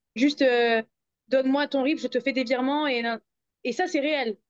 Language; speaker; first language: French; native; French